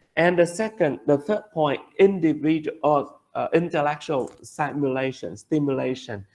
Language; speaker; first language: English; non-native, fluent; Vietnamese